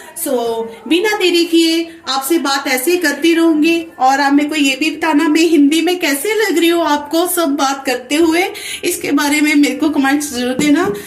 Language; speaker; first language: Hindi; non-native, local second language; Punjabi